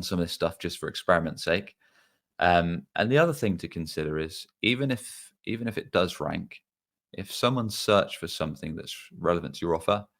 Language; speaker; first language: English; native; English